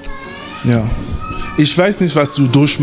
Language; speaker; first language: German; non-native, fluent; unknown